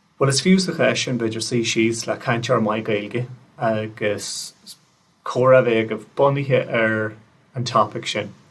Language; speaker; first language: Irish; native; Irish